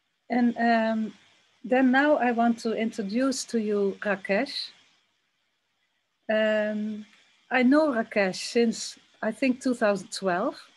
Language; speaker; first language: English; non-native, fluent; Dutch